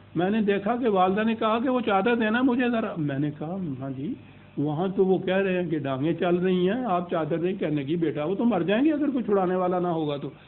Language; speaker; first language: Urdu; non-native, local second language; Punjabi